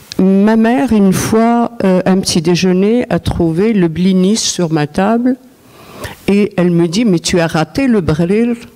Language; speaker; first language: French; non-native, local second language; Arabic